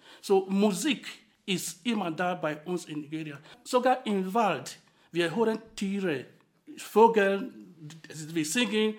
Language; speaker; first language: German; non-native, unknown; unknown